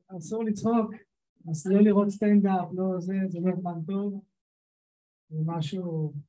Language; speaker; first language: Hebrew; native; Hebrew